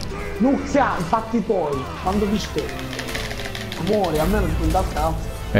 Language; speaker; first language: Italian; native; Italian